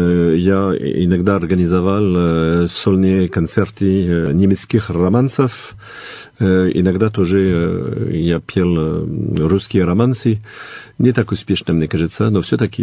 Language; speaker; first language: Russian; non-native, fluent; French